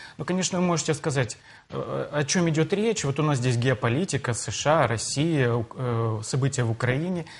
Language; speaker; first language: Russian; non-native, local second language; Romanian